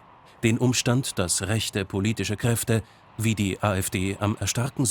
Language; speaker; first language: German; native; German